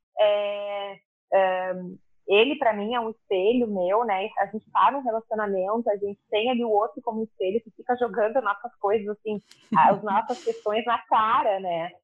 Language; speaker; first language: Portuguese; native; Portuguese